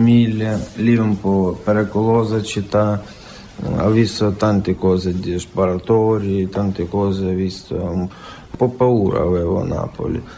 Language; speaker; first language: Italian; non-native, learner; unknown